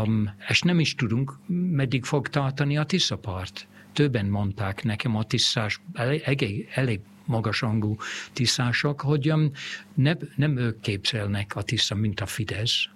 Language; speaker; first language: Hungarian; non-native, fluent; English